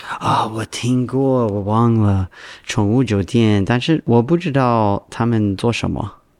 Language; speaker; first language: Chinese; non-native, learner; English